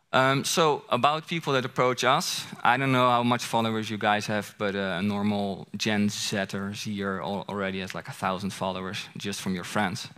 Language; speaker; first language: English; non-native, fluent; Dutch